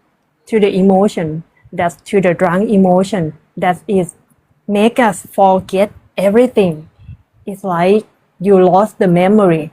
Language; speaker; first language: English; non-native, learner; Thai